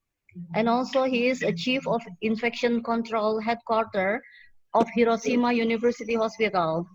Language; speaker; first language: English; non-native, fluent; Indonesian